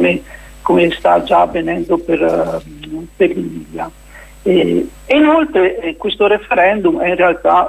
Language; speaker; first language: Italian; native; Italian